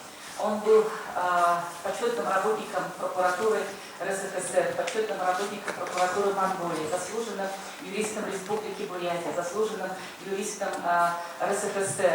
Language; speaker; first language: Russian; native; Russian